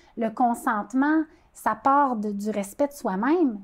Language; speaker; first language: French; native; French